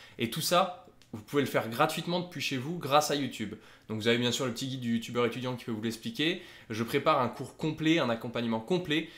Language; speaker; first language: French; native; French